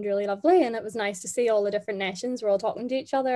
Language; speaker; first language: English; native; English